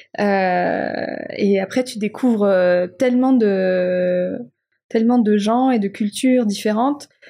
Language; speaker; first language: French; non-native, local second language; Malagasy